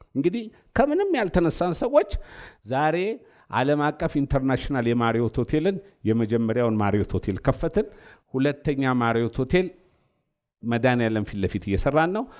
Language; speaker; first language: Amharic; native; Amharic